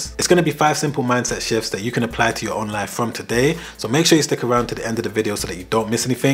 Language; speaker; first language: English; native; English